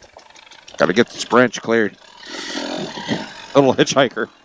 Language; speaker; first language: English; native; English